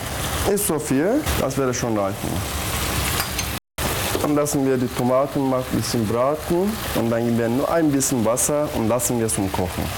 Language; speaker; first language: German; non-native, learner; Turkish